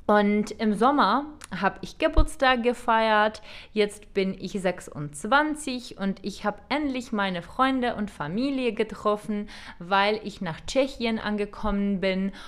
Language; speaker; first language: German; non-native, fluent; Czech